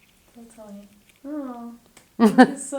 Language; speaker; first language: English; non-native, fluent; Spanish